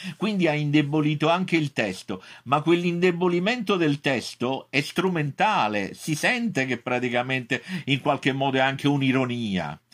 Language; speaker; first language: Italian; native; Italian